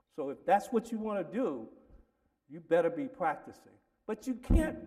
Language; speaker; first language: English; native; English